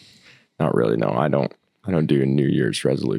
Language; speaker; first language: English; native; English